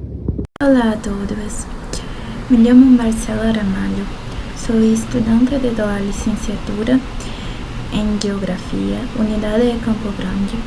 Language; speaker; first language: Spanish; non-native, learner; Portuguese